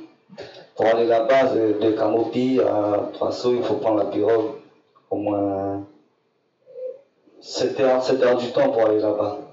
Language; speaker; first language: French; non-native, local second language; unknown